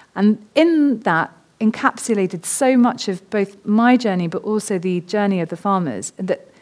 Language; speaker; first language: English; native; English